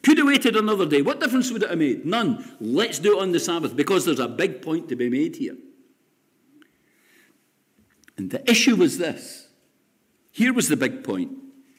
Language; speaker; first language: English; native; English